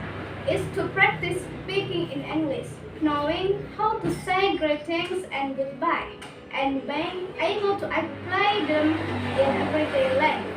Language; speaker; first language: English; non-native, learner; Indonesian